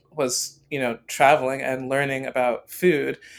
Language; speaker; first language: English; native; English